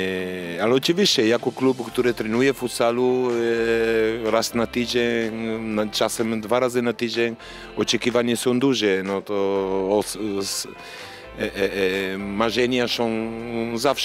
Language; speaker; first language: Polish; non-native, learner; Italian